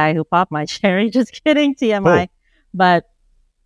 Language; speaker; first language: English; non-native, local second language; Filipino